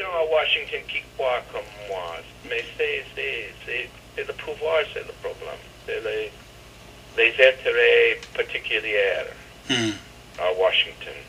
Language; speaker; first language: French; non-native, fluent; English